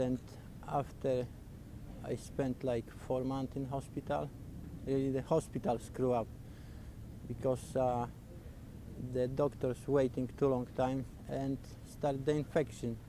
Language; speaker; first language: English; non-native, learner; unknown